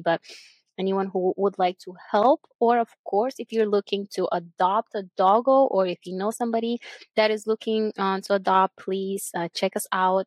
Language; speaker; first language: English; non-native, fluent; Bulgarian